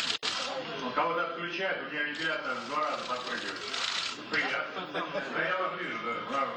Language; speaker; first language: Russian; native; Russian